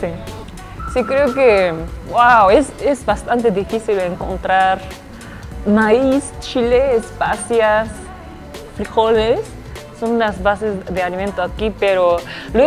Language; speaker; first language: Spanish; non-native, fluent; Japanese